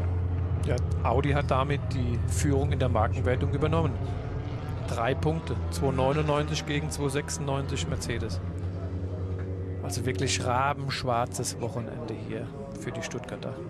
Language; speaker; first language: German; native; German